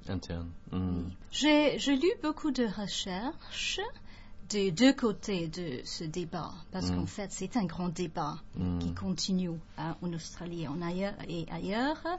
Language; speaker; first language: French; non-native, fluent; English